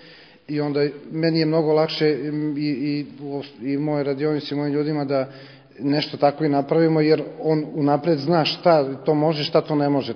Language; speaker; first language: Bosnian; native; Bosnian